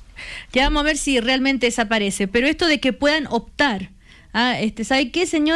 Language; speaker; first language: Spanish; native; Spanish